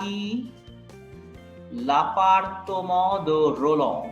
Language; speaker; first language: French; non-native, fluent; Bangla